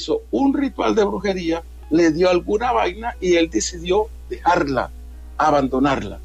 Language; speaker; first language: Spanish; native; Spanish